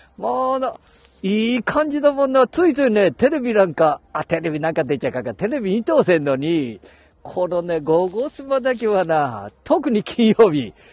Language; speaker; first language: Japanese; native; Japanese